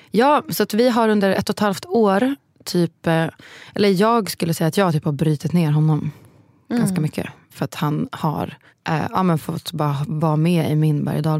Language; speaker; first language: Swedish; native; Swedish